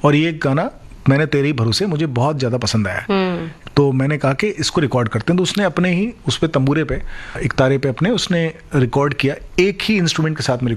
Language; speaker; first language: Hindi; non-native, local second language; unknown